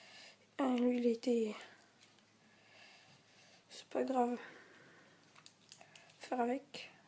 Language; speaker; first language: French; native; French